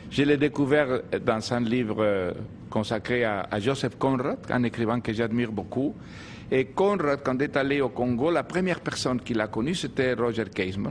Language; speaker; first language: French; non-native, fluent; Spanish